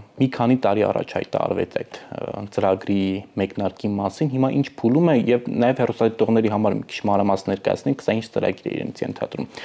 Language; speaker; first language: Armenian; native; Armenian